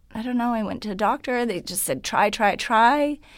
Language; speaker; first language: English; non-native, fluent; Hungarian